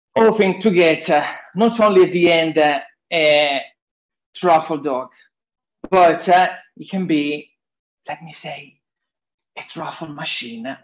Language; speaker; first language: English; non-native, fluent; Italian